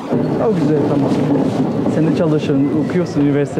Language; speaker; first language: Turkish; early bilingual, heritage; Turkish